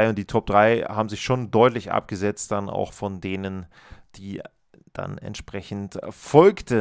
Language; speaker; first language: German; native; German